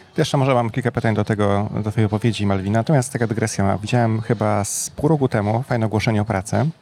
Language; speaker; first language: Polish; native; Polish